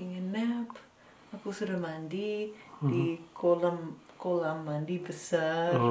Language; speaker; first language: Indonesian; non-native, learner; English